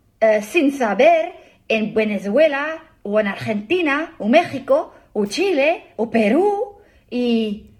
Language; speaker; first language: Spanish; non-native, learner; English